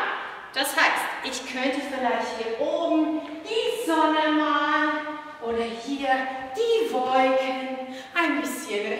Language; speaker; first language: German; non-native, fluent; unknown